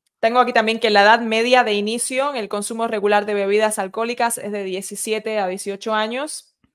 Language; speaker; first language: Spanish; early bilingual, heritage; Spanish